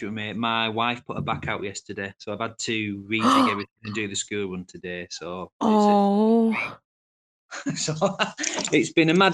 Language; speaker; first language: English; native; English